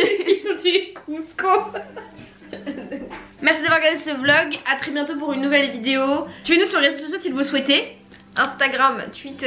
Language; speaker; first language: French; native; French